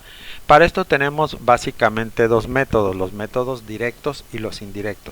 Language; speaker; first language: Spanish; native; Spanish